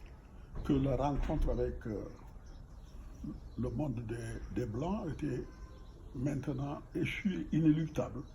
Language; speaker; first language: French; non-native, local second language; Fula